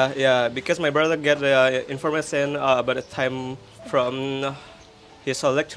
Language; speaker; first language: English; non-native, learner; Indonesian